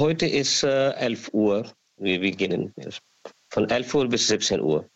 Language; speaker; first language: German; non-native, learner; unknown